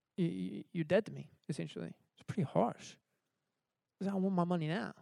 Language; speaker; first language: English; native; English